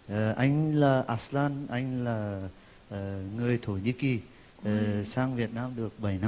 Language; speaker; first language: Vietnamese; non-native, fluent; Turkish